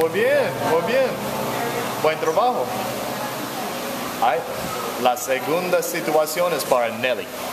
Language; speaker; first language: Spanish; non-native, learner; English